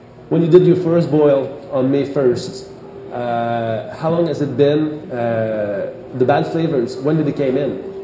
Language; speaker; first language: English; non-native, fluent; French